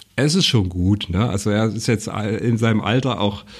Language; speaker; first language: German; native; German